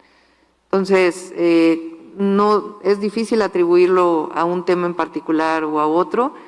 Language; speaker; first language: Spanish; native; Spanish